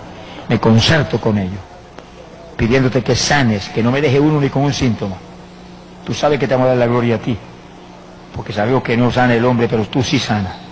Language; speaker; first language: Spanish; native; Spanish